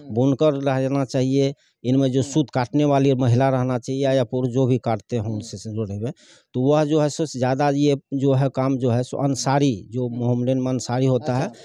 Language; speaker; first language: Hindi; native; Hindi